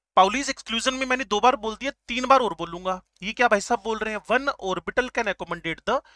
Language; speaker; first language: Hindi; native; Hindi